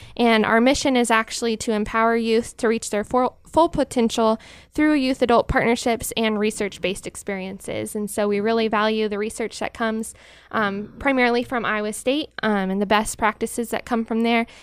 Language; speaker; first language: English; native; English